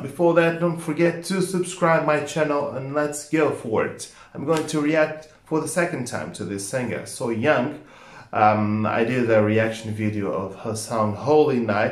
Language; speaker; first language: English; non-native, fluent; Portuguese